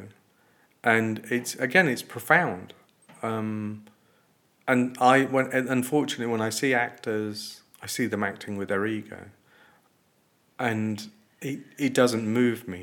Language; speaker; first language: English; native; English